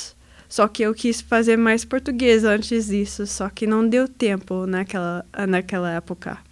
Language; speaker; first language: Portuguese; non-native, learner; English